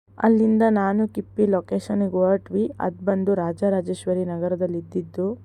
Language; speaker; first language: Kannada; native; Kannada